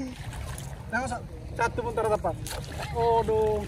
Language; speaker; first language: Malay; non-native, learner; Bangla